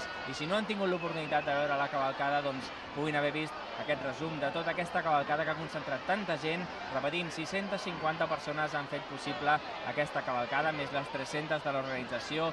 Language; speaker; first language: Catalan; native; Catalan